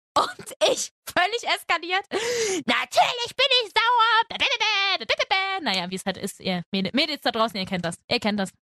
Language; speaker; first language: German; early bilingual, other home language; Spanish